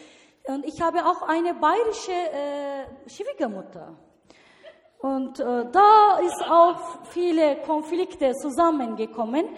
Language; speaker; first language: German; non-native, learner; Turkish